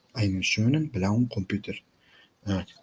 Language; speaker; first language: German; non-native, fluent; Turkish